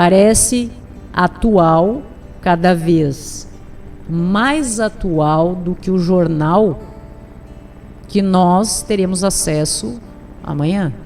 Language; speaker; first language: Portuguese; native; Portuguese